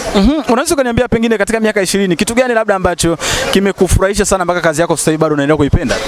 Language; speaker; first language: Swahili; native; Swahili